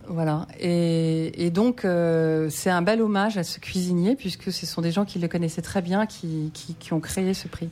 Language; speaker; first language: French; native; French